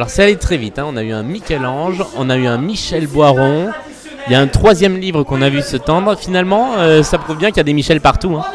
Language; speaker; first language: French; native; French